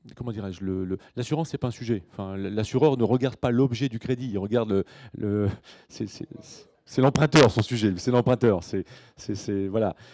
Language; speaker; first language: French; native; French